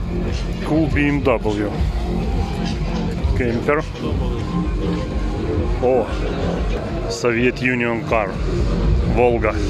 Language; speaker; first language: English; non-native, learner; Russian